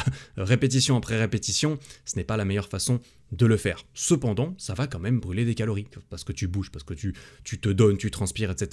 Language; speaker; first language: French; native; French